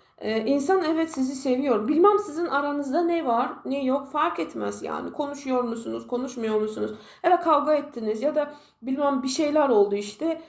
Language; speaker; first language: Turkish; non-native, fluent; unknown